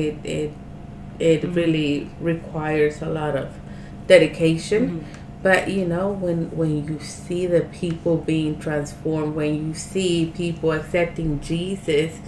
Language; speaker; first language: English; early bilingual, other home language; Spanish